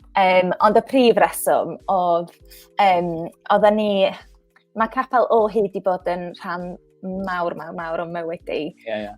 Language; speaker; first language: Welsh; non-native, local second language; English